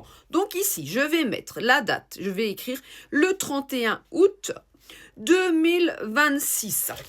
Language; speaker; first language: French; native; French